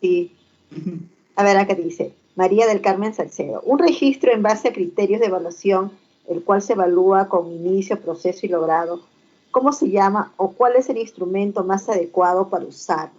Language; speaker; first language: Spanish; native; Spanish